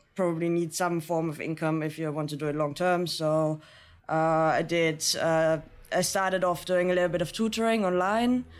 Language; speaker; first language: English; non-native, fluent; German